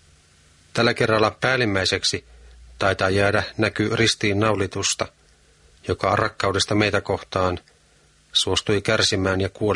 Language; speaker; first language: Finnish; native; Finnish